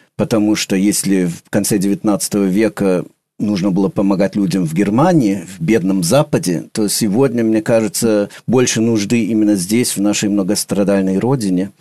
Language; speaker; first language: Russian; early bilingual, heritage; Russian